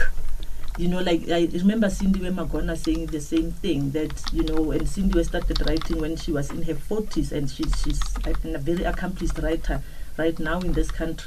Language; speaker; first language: English; non-native, local second language; Tswana